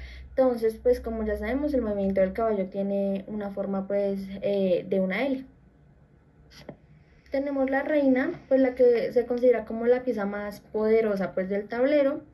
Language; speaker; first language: Spanish; native; Spanish